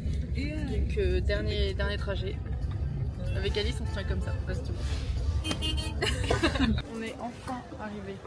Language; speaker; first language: French; native; French